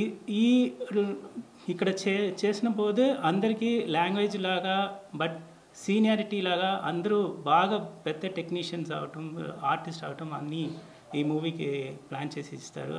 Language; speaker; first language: Telugu; non-native, learner; Tamil